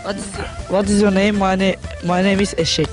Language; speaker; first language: English; non-native, learner; Turkish